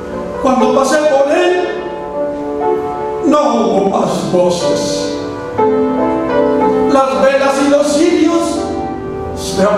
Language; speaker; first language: Spanish; native; Spanish